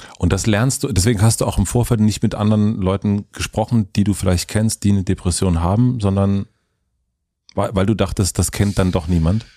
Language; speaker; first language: German; native; German